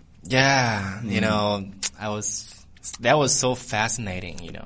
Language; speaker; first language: English; non-native, fluent; Chinese